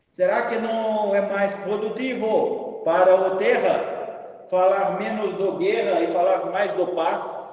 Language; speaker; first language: Portuguese; non-native, fluent; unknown